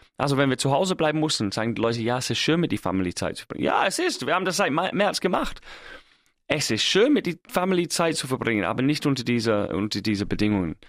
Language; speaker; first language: German; non-native, fluent; English